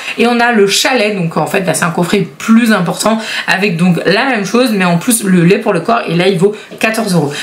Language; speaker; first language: French; native; French